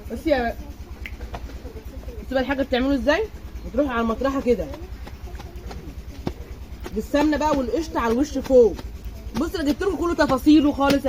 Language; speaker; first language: Arabic; native; Arabic